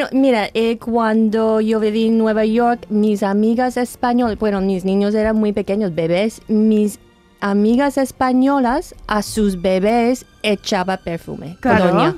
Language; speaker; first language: Spanish; non-native, fluent; English